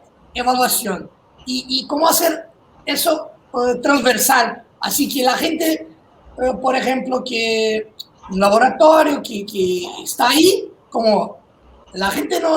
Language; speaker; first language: Spanish; non-native, fluent; Portuguese